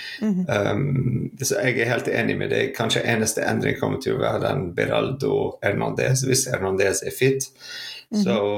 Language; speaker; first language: Norwegian; non-native, fluent; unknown